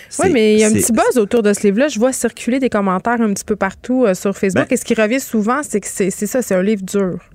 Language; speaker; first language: French; native; French